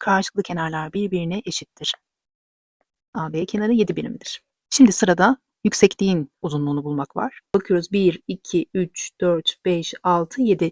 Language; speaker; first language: Turkish; native; Turkish